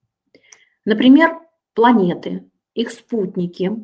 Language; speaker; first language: Russian; native; Russian